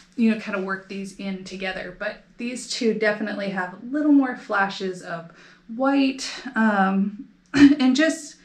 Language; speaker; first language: English; native; English